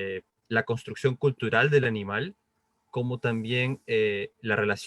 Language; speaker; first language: Spanish; native; Spanish